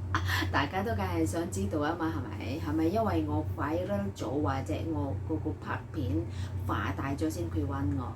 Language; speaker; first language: Cantonese; non-native, learner; Indonesian